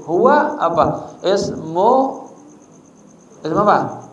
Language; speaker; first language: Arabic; non-native, fluent; Indonesian